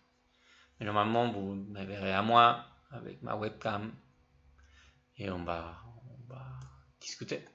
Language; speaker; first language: French; non-native, fluent; Spanish